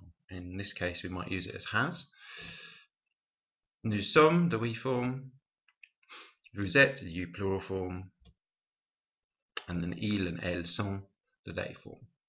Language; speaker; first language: English; native; English